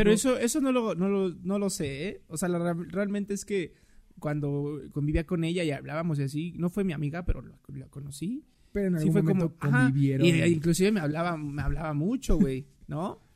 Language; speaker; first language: Spanish; native; Spanish